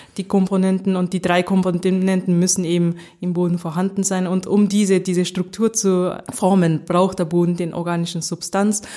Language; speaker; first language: German; early bilingual, heritage; German